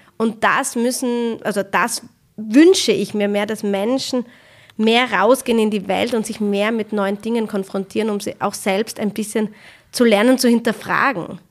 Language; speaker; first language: German; early bilingual, other home language; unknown